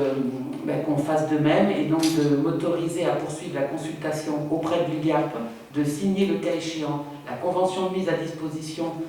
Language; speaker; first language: French; native; French